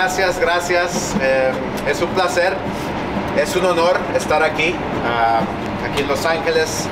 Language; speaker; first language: Spanish; early bilingual, heritage; Spanish